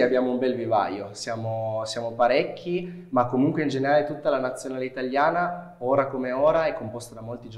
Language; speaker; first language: Italian; native; Italian